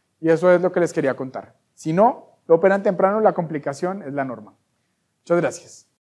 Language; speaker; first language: Spanish; native; Spanish